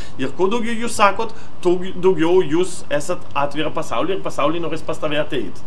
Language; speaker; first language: Lithuanian; non-native, fluent; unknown